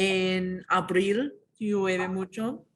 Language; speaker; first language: Spanish; non-native, learner; English